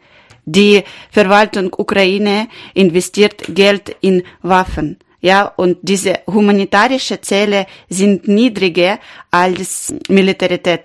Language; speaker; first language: German; non-native, learner; Ukrainian